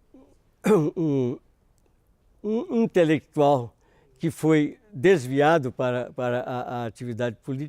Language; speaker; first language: Portuguese; native; Portuguese